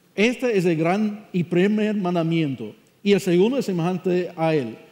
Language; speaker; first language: Spanish; non-native, fluent; English